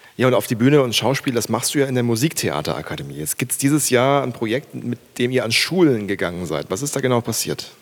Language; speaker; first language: German; native; German